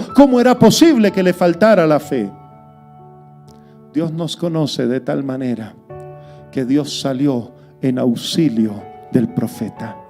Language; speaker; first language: Spanish; native; Spanish